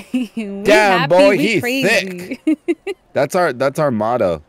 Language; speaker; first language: English; native; English